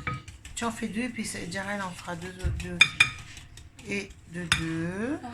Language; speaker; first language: French; native; French